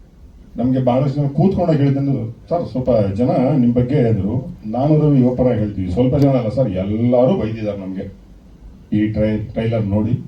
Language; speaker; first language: Kannada; native; Kannada